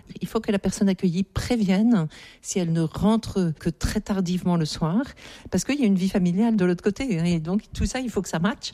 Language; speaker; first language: French; native; French